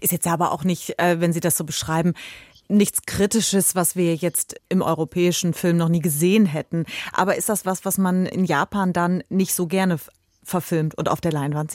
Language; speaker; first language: German; native; German